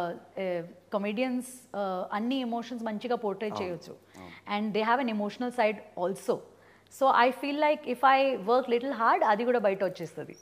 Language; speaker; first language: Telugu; early bilingual, heritage; Telugu